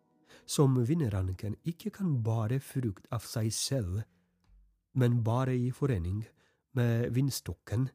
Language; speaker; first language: Norwegian; non-native, fluent; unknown